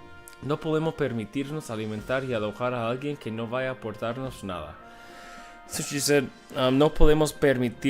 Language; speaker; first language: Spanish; non-native, fluent; English